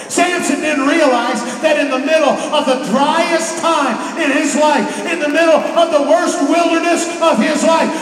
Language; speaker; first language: English; native; English